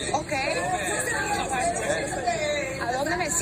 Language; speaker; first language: Spanish; native; Spanish